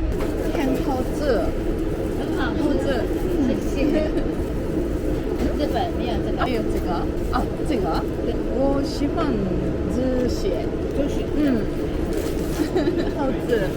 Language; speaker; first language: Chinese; non-native, learner; Japanese